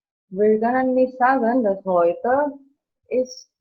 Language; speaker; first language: German; non-native, learner; Indonesian